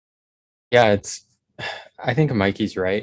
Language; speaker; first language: English; native; English